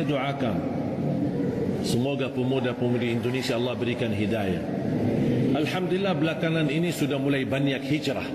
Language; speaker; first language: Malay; non-native, fluent; Arabic